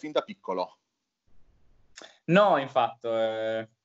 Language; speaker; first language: Italian; non-native, learner; Finnish